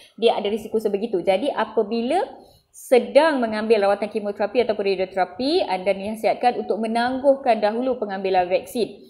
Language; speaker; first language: Malay; non-native, local second language; Tamil